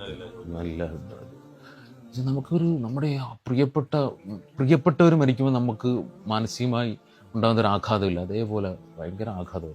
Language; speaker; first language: Malayalam; native; Malayalam